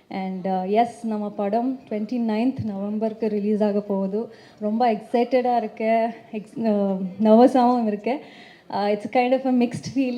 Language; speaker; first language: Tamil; non-native, learner; Kannada